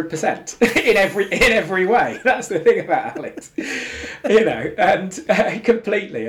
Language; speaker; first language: English; native; English